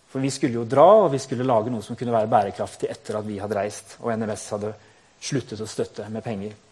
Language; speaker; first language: Norwegian; native; Norwegian